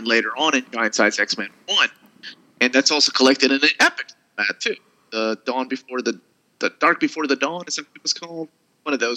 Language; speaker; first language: English; early bilingual, other home language; Spanish